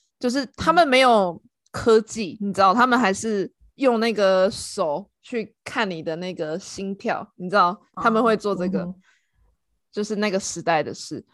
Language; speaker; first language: Chinese; native; Chinese